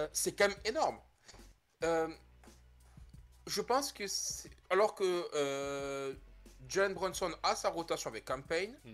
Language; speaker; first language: French; native; French